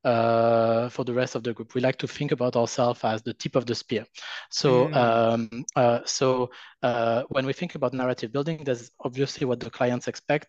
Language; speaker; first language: English; non-native, fluent; French